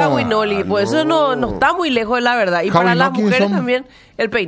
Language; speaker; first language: Spanish; native; Spanish